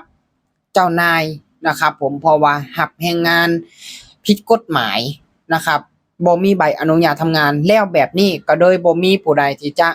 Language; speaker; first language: Thai; non-native, local second language; Lao